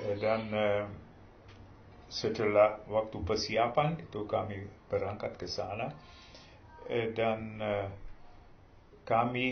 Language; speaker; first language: Indonesian; non-native, fluent; German